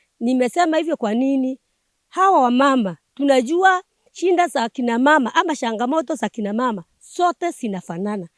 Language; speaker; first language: Swahili; non-native, local second language; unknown